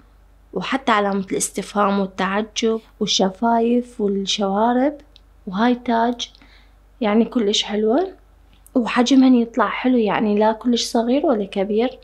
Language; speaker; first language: Arabic; native; Arabic